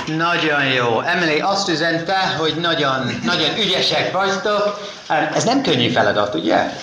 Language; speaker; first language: Hungarian; non-native, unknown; English